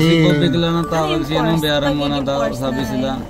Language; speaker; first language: Filipino; non-native, local second language; Punjabi